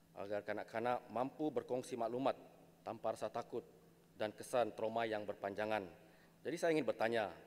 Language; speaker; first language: Malay; native; Malay